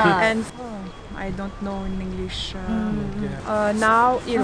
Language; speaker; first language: English; non-native, learner; French